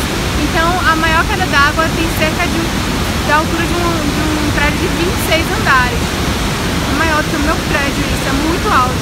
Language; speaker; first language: Portuguese; native; Portuguese